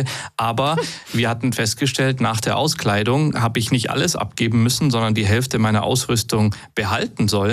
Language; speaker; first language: German; native; German